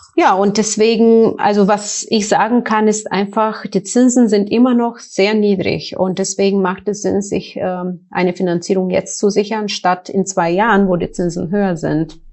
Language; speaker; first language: German; non-native, fluent; Bulgarian